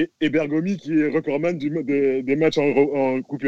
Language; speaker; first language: French; native; French